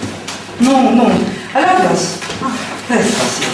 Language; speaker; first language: French; non-native, fluent; Russian